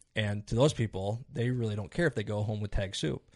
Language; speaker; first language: English; native; English